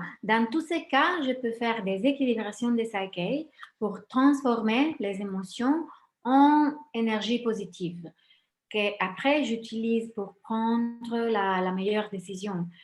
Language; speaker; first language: French; non-native, fluent; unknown